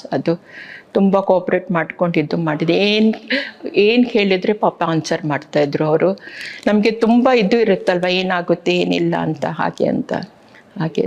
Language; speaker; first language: Kannada; non-native, local second language; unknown